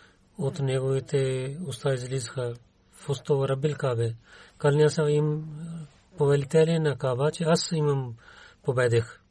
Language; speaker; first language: Bulgarian; non-native, learner; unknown